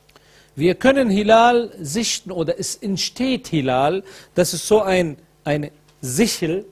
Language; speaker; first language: German; non-native, fluent; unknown